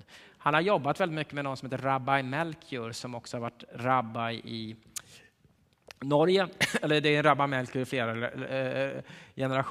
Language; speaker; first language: Swedish; native; Swedish